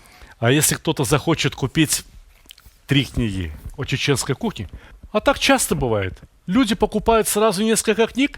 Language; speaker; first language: Russian; native; Russian